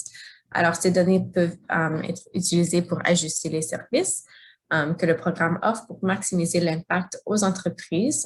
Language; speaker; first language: French; non-native, fluent; English